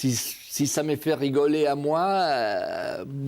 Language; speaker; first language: French; non-native, fluent; Spanish